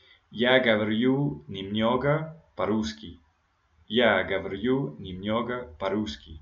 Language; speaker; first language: Russian; non-native, learner; English